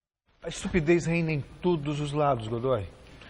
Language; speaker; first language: Portuguese; native; Portuguese